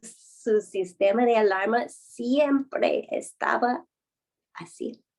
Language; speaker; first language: Spanish; non-native, fluent; English